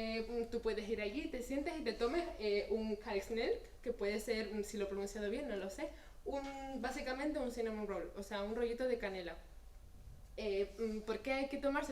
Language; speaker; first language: Spanish; native; Spanish